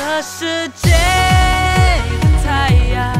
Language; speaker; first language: Chinese; non-native, fluent; French